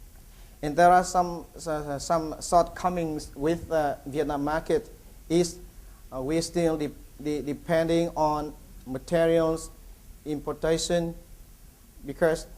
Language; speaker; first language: English; non-native, learner; Vietnamese